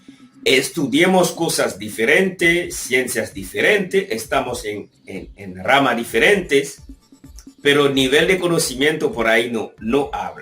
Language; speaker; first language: Spanish; non-native, fluent; Haitian Creole